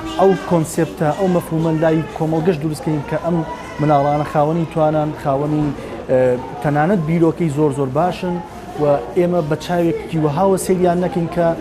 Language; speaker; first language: Central Kurdish; native; Central Kurdish